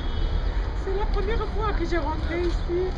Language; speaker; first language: French; non-native, local second language; Arabic